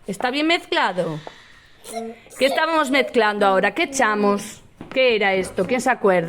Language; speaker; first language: Spanish; native; Spanish